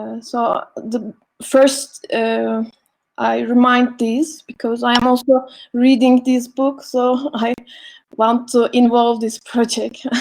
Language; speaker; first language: English; non-native, learner; Turkish